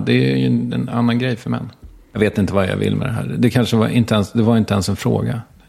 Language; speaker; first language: Swedish; native; Swedish